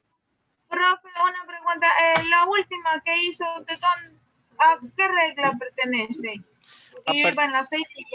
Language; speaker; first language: Spanish; native; Spanish